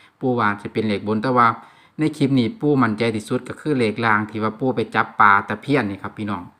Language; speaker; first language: Thai; non-native, local second language; Lao